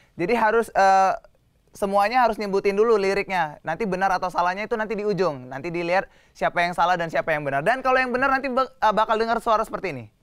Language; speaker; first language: Indonesian; native; Indonesian